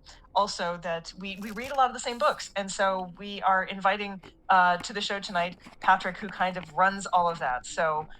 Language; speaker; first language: English; native; English